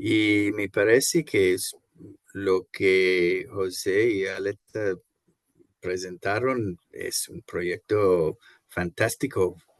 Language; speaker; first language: Spanish; non-native, fluent; Portuguese